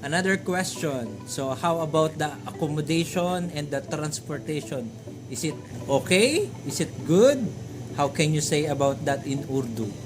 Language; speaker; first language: English; non-native, learner; Filipino